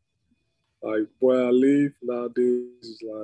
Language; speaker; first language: English; non-native, local second language; French